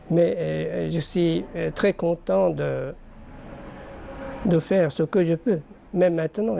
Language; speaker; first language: French; non-native, fluent; Japanese